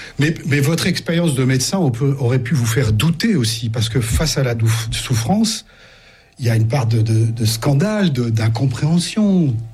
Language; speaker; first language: French; native; French